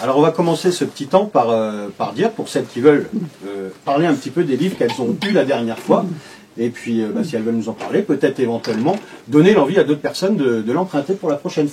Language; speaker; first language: French; native; French